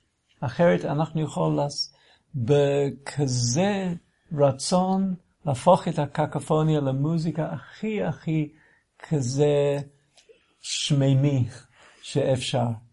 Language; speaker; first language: Hebrew; non-native, fluent; English